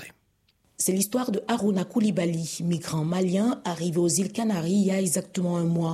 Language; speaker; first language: French; native; French